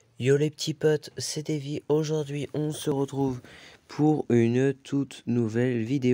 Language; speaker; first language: French; native; French